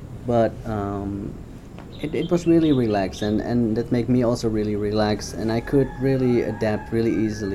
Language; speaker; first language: English; non-native, fluent; Dutch